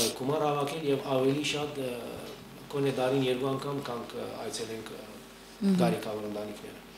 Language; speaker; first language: Armenian; native; Armenian